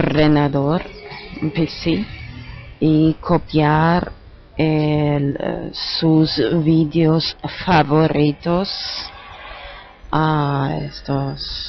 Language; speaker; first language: Spanish; non-native, fluent; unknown